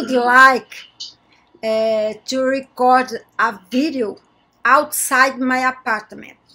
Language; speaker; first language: English; non-native, learner; Portuguese